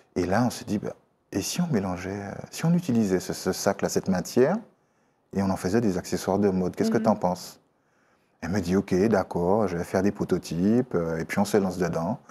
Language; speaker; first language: French; native; French